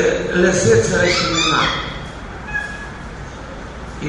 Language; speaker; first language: Hebrew; non-native, fluent; Russian